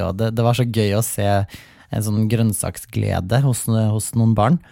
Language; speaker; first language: Norwegian; native; Norwegian